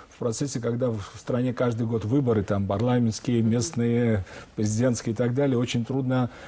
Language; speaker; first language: Russian; non-native, local second language; Georgian